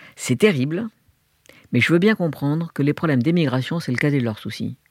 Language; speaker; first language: French; native; French